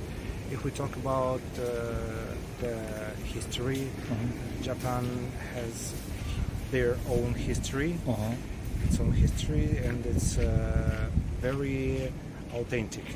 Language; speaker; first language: English; non-native, fluent; Russian